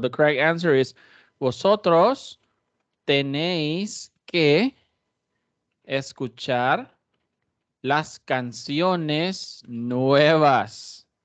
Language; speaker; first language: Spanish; non-native, fluent; Filipino